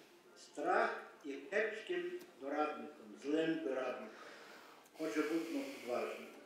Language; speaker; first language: Ukrainian; early bilingual, heritage; Ukrainian